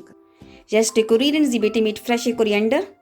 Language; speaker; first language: German; non-native, learner; Urdu